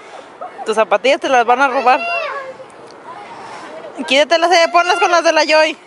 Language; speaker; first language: Spanish; early bilingual, heritage; Spanish